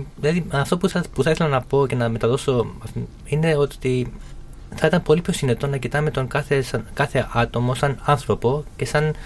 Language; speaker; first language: Greek; early bilingual, other home language; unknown